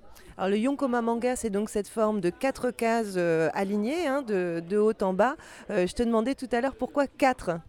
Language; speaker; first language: French; native; French